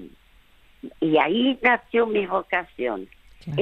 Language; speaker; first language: Spanish; early bilingual, other home language; French